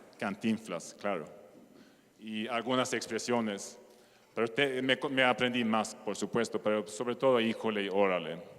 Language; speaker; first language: Spanish; non-native, fluent; Swedish